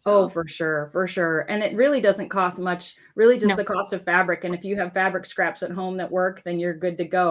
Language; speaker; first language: English; native; English